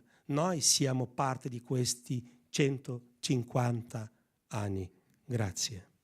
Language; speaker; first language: Italian; non-native, fluent; Portuguese